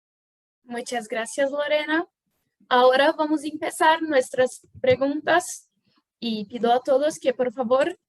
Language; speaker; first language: Spanish; non-native, fluent; Portuguese